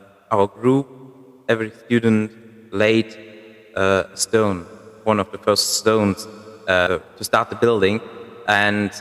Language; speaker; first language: English; non-native, fluent; German